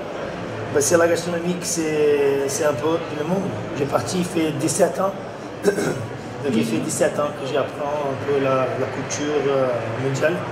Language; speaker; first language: French; non-native, learner; Portuguese